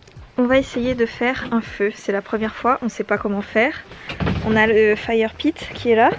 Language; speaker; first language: French; native; French